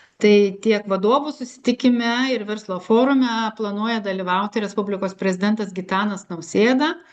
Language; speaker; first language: Lithuanian; native; Lithuanian